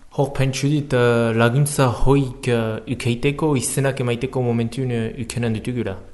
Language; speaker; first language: Basque; native; Basque